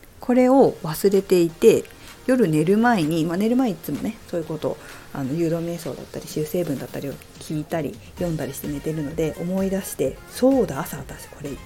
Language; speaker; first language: Japanese; native; Japanese